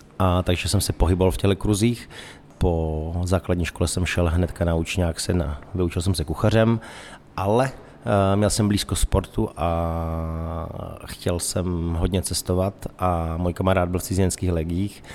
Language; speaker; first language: Czech; native; Czech